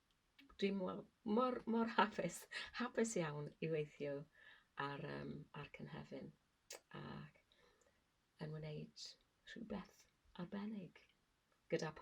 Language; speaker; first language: Welsh; non-native, learner; English